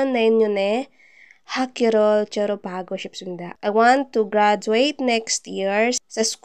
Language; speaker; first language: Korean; non-native, fluent; Filipino